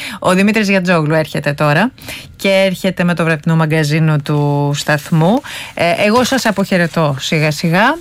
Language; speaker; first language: Greek; native; Greek